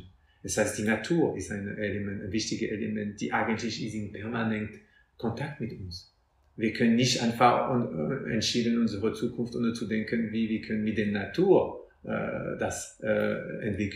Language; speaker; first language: German; non-native, fluent; French